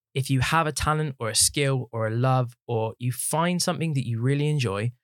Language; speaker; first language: English; native; English